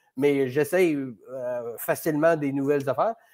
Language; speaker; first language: French; native; French